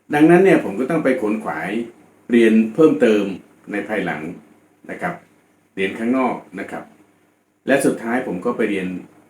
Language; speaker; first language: Thai; native; Thai